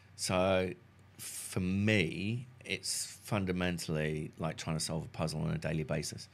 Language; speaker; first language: English; native; English